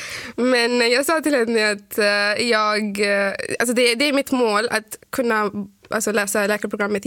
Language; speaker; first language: Swedish; non-native, fluent; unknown